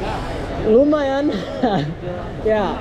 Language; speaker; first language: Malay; non-native, learner; English